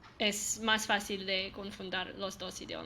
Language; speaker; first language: Spanish; non-native, learner; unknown